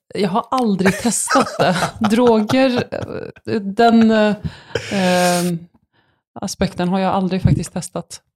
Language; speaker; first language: Swedish; early bilingual, other home language; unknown